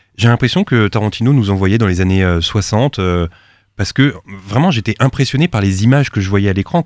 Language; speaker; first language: French; native; French